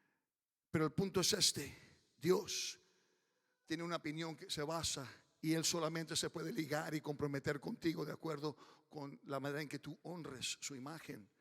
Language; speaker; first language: Spanish; early bilingual, heritage; Spanish